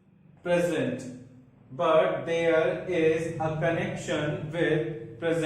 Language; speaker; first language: English; non-native, local second language; Hindi